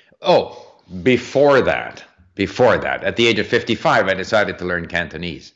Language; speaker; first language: English; native; English